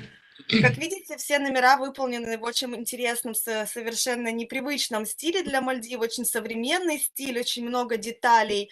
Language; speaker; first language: Russian; native; Russian